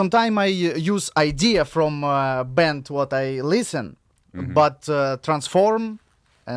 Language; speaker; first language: English; non-native, learner; Russian